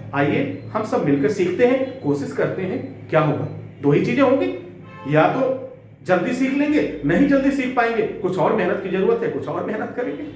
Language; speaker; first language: Hindi; native; Hindi